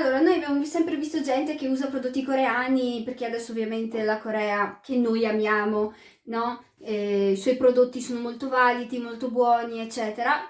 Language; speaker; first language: Italian; early bilingual, other home language; Arabic